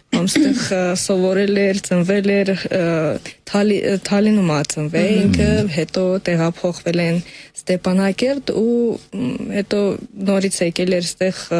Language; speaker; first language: Armenian; non-native, fluent; Russian